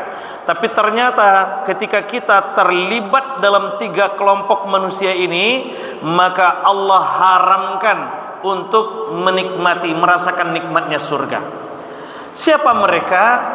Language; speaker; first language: Indonesian; native; Indonesian